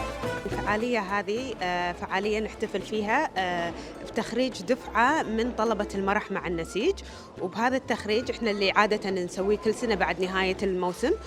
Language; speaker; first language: Arabic; native; Arabic